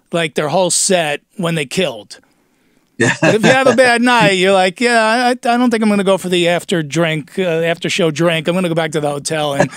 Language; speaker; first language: English; native; English